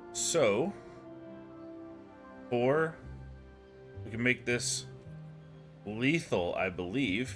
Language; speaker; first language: English; native; English